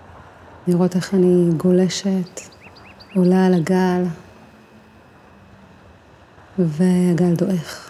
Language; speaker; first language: Hebrew; native; Hebrew